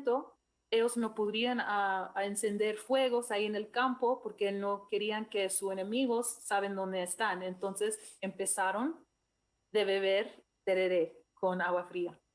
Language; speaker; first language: Spanish; non-native, fluent; English